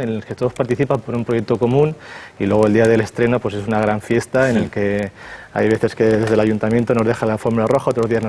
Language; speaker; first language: Spanish; native; Spanish